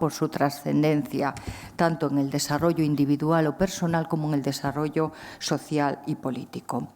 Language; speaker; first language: Spanish; native; Spanish